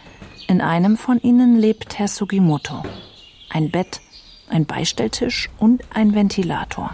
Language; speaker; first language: German; native; German